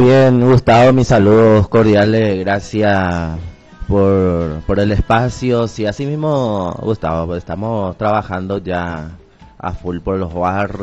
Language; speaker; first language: Spanish; native; Spanish